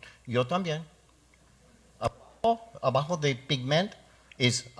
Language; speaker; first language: Spanish; non-native, learner; English